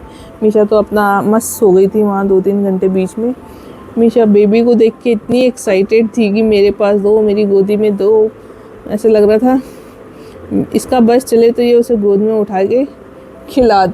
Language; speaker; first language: Hindi; native; Hindi